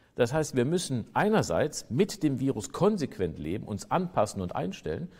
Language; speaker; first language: German; native; German